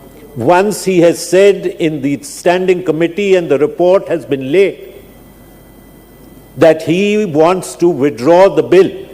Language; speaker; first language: English; non-native, local second language; Urdu